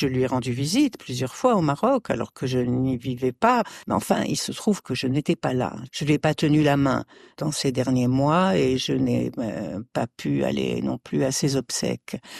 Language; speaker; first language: French; early bilingual, other home language; Arabic